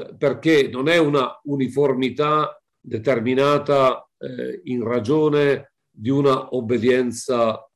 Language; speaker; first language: Italian; native; Italian